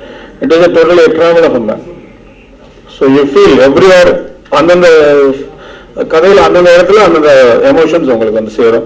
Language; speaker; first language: Tamil; native; Tamil